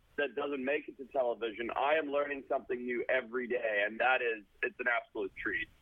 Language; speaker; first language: English; native; English